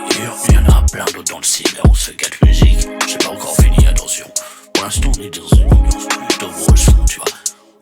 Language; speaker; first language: French; native; French